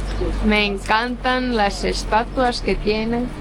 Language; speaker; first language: Spanish; non-native, fluent; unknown